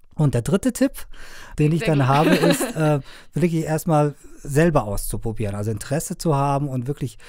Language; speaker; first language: German; non-native, fluent; Persian